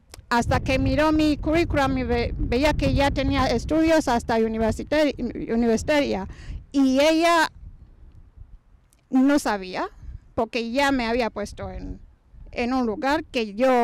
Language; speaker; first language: Spanish; non-native, fluent; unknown